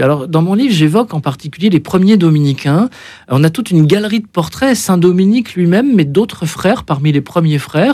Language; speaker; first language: French; native; French